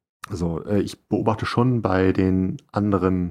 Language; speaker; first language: German; native; German